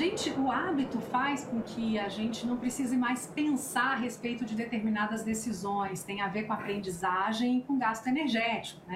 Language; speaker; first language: Portuguese; native; Portuguese